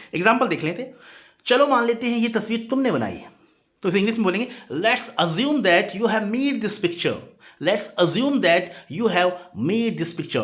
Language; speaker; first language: Hindi; native; Hindi